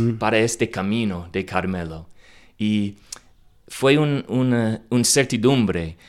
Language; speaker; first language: Spanish; non-native, learner; English